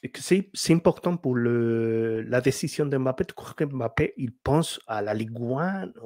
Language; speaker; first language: French; non-native, learner; Spanish